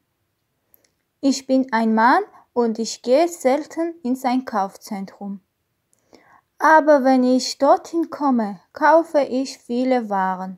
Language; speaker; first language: German; non-native, learner; Armenian